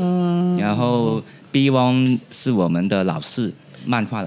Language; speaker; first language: Chinese; non-native, local second language; Cantonese